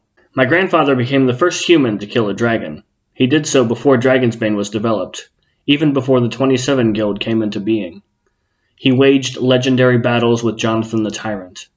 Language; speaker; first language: English; native; English